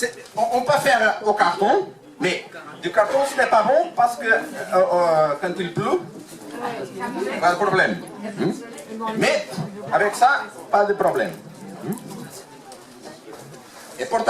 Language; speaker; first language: French; non-native, learner; Portuguese